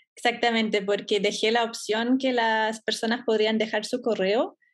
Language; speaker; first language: Spanish; non-native, fluent; German